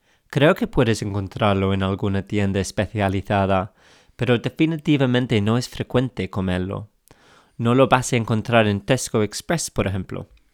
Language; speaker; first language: Spanish; non-native, fluent; English